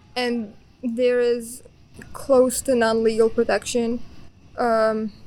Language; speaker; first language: English; non-native, fluent; Bosnian